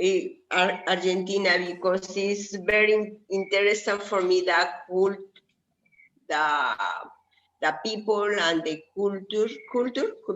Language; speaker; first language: English; non-native, learner; Spanish